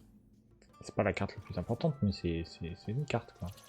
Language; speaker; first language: French; native; French